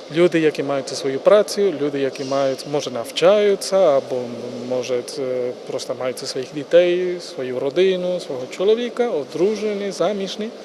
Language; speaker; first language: Ukrainian; non-native, fluent; Spanish